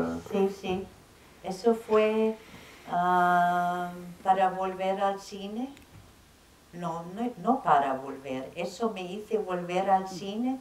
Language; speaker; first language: Spanish; non-native, fluent; German